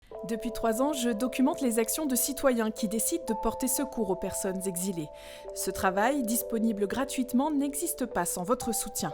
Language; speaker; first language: French; native; French